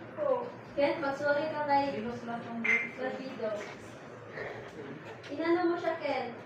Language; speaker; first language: Filipino; native; Filipino